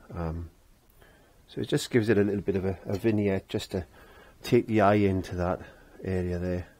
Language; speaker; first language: English; native; English